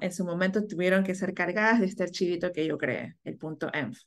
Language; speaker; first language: Spanish; native; Spanish